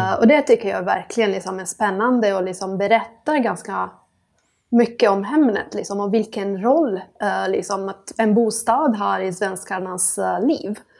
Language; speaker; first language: Swedish; non-native, fluent; Italian